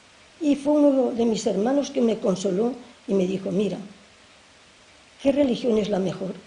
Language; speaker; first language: Spanish; native; Spanish